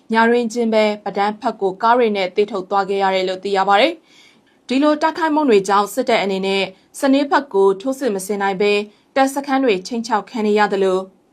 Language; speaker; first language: Burmese; native; Burmese